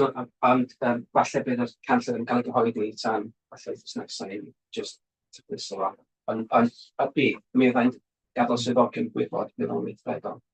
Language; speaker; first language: Welsh; native; Welsh